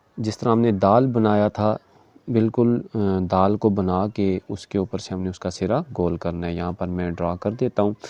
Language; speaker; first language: Urdu; non-native, local second language; Punjabi